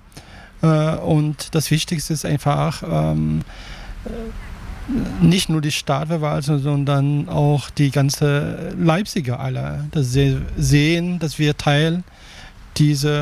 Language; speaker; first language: German; non-native, fluent; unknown